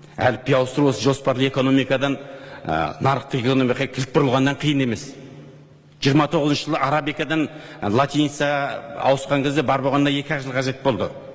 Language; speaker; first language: Kazakh; native; Kazakh